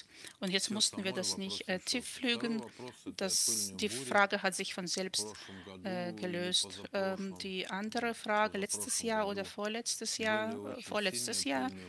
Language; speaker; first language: German; non-native, fluent; Russian